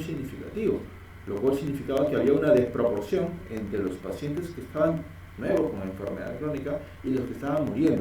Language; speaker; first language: Spanish; native; Spanish